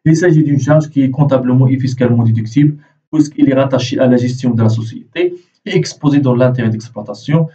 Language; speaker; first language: French; non-native, local second language; Arabic